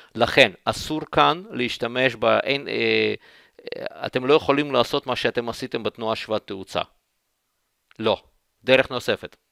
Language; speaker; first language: Hebrew; non-native, fluent; Russian